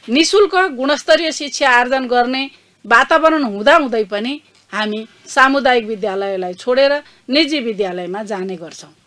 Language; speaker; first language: Nepali; native; Nepali